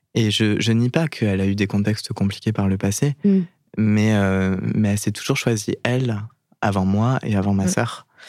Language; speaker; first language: French; native; French